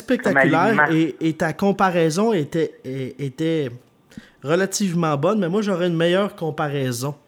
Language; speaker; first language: French; native; French